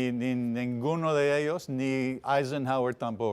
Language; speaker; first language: Spanish; non-native, fluent; English